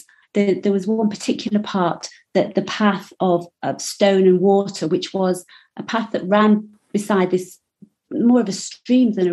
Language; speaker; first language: English; native; English